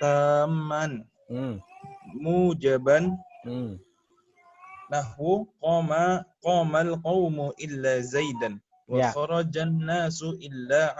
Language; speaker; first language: Arabic; non-native, learner; Indonesian